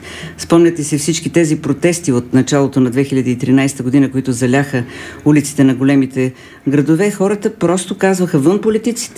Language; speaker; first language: Bulgarian; native; Bulgarian